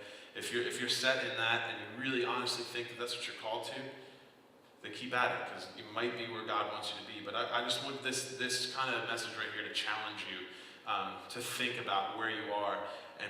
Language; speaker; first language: English; native; English